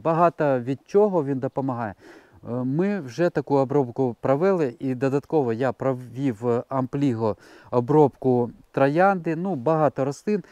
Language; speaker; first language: Ukrainian; non-native, local second language; Russian